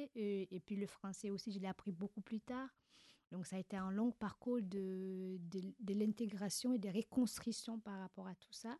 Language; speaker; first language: French; non-native, local second language; Fula